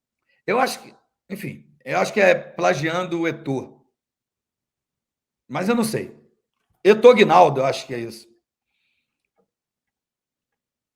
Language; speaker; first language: Portuguese; native; Portuguese